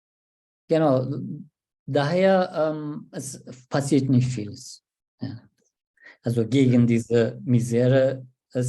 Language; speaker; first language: German; non-native, learner; Turkish